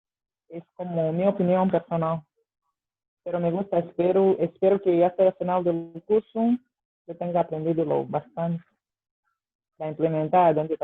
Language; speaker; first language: Spanish; non-native, fluent; Portuguese